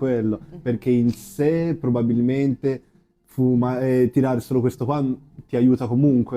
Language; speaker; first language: Italian; native; Italian